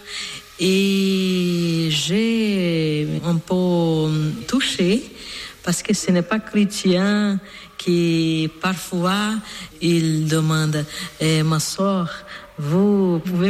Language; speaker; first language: French; non-native, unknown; Portuguese